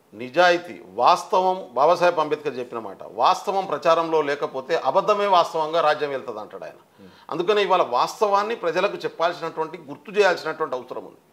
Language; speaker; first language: Telugu; non-native, local second language; Lambadi